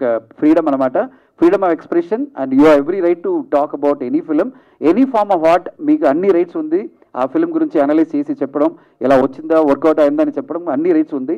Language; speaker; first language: Telugu; non-native, fluent; Tamil